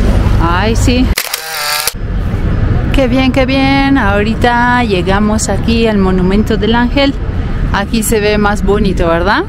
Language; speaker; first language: Spanish; non-native, fluent; Italian